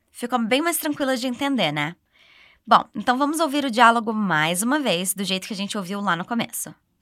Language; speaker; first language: Portuguese; native; Portuguese